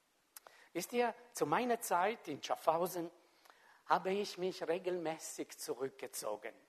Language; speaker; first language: German; non-native, fluent; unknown